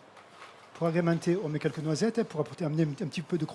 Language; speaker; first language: French; native; French